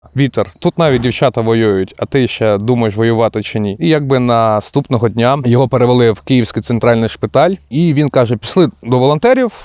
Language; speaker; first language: Ukrainian; native; Ukrainian